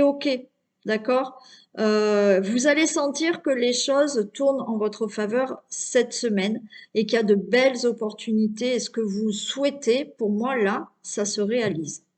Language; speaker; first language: French; native; French